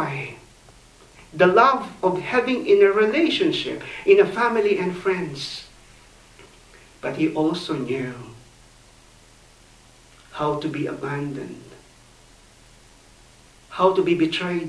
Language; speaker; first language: English; non-native, local second language; Filipino